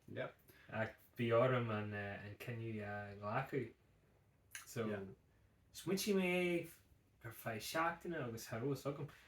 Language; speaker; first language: Irish; non-native, local second language; English